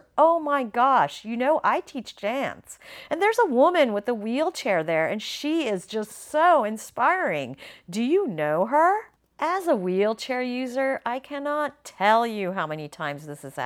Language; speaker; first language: English; native; English